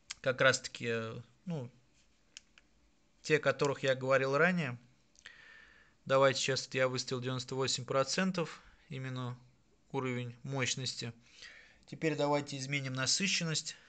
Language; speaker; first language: Russian; native; Russian